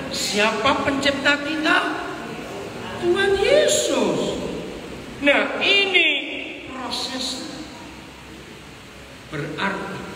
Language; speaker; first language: Indonesian; native; Indonesian